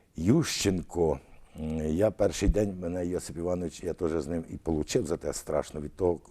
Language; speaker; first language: Ukrainian; early bilingual, other home language; Russian